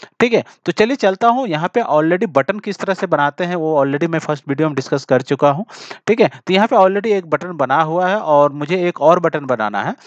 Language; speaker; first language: Hindi; native; Hindi